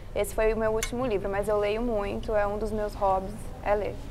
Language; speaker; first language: Portuguese; native; Portuguese